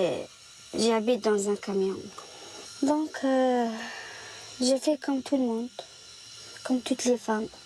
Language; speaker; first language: French; non-native, learner; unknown